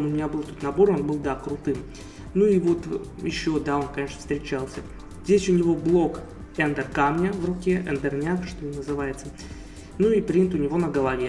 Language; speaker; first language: Russian; native; Russian